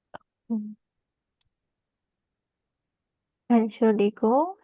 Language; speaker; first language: German; non-native, learner; Indonesian